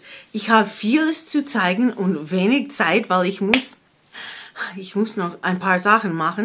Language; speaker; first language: German; non-native, fluent; English